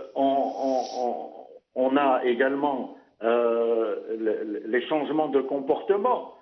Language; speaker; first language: French; non-native, local second language; Arabic